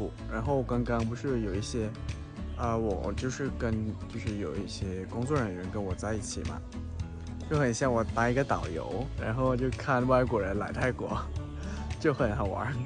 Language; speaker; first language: Chinese; non-native, fluent; Thai